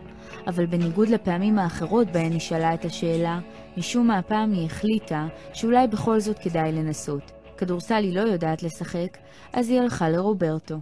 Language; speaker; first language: Hebrew; native; Hebrew